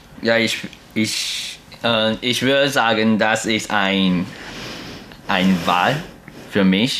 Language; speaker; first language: German; non-native, learner; Chinese